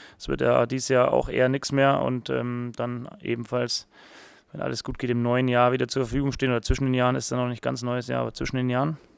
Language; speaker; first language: German; native; German